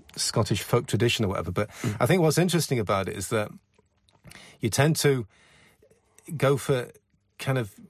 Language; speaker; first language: English; native; English